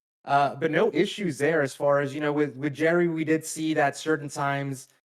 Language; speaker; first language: English; native; English